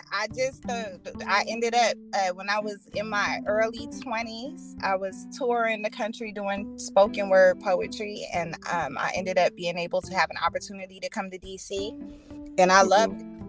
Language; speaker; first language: English; native; English